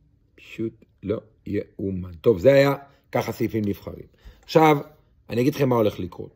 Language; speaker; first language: Hebrew; native; Hebrew